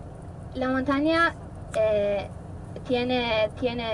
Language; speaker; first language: Spanish; non-native, fluent; Norwegian